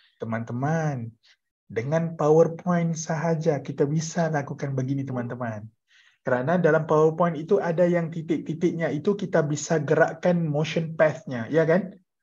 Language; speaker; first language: Malay; native; Malay